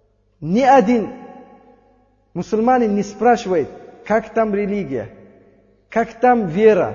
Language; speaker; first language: Russian; non-native, learner; Uzbek